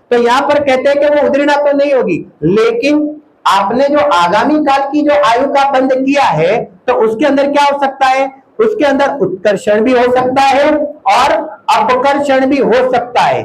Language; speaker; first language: Hindi; non-native, local second language; Gujarati